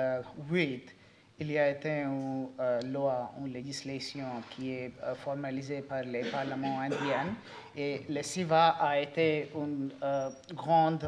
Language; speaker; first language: French; non-native, learner; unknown